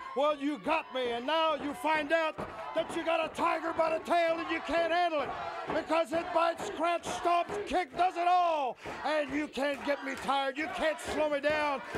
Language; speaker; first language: English; native; English